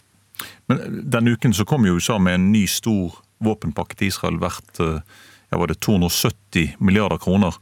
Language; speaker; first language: Norwegian; native; Norwegian